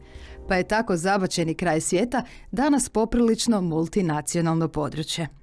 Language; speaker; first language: Croatian; native; Croatian